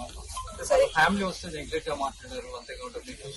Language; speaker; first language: Telugu; native; Telugu